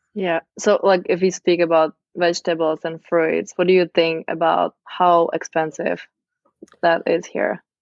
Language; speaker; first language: English; non-native, fluent; Czech